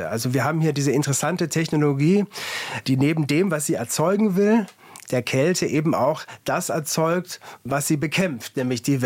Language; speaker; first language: German; native; German